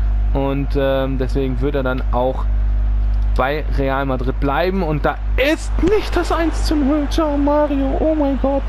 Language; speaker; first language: German; native; German